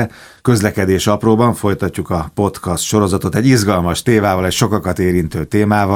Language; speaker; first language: Hungarian; native; Hungarian